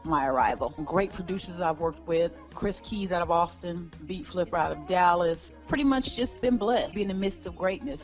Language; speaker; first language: English; native; English